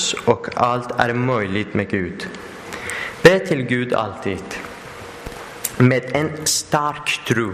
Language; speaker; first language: Swedish; non-native, learner; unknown